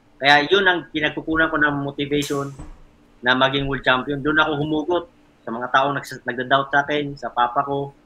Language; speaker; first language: Filipino; native; Filipino